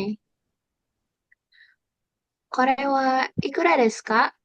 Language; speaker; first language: Japanese; non-native, learner; Indonesian